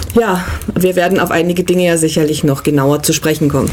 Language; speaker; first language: German; native; German